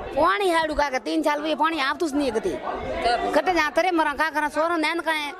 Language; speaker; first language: Hindi; native; Hindi